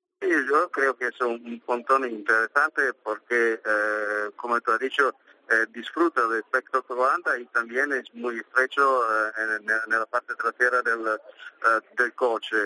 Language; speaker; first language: Spanish; non-native, learner; Italian